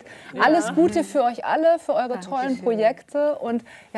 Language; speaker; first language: German; native; German